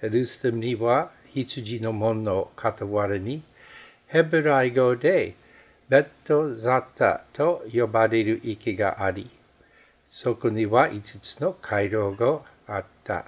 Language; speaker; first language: Japanese; non-native, fluent; English